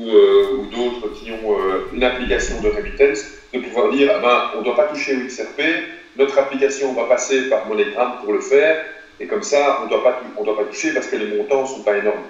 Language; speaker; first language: French; native; French